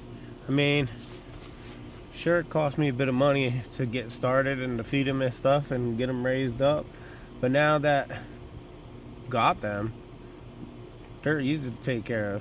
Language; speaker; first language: English; native; English